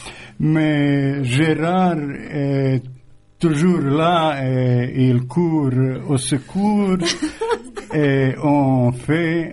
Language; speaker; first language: French; non-native, fluent; Croatian